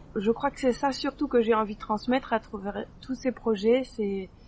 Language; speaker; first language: French; native; French